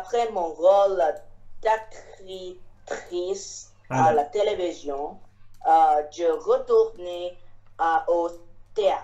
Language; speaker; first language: French; non-native, learner; Chinese